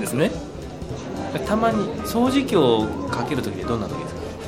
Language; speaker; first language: Japanese; native; Japanese